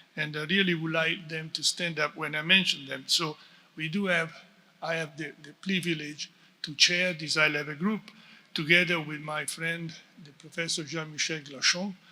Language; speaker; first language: English; non-native, fluent; Italian